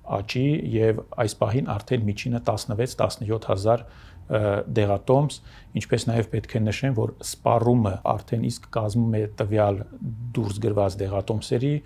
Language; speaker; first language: Armenian; native; Armenian